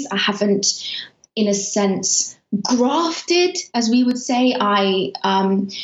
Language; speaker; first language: English; early bilingual, other home language; Persian